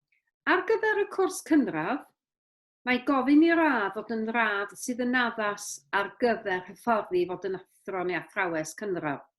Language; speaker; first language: Welsh; native; Welsh